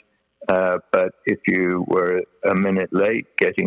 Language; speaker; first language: English; native; English